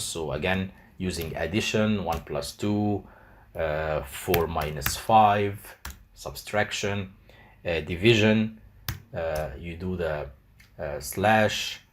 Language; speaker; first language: English; non-native, fluent; Arabic